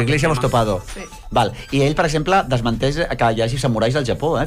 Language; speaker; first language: Catalan; native; Catalan